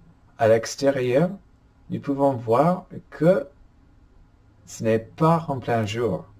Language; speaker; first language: French; non-native, fluent; English